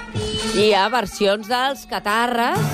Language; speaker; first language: Catalan; native; Catalan